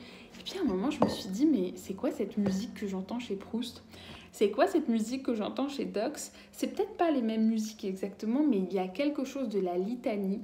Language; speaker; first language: French; native; French